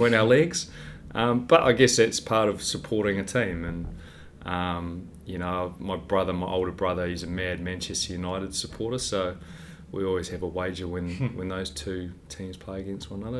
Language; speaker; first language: English; native; English